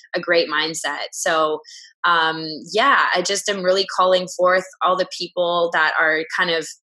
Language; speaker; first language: English; native; English